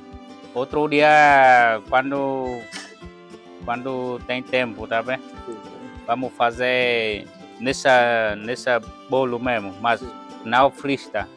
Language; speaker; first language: Portuguese; non-native, learner; Vietnamese